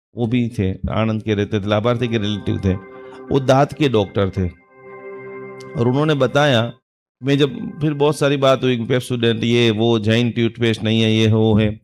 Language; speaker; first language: Hindi; non-native, local second language; Gujarati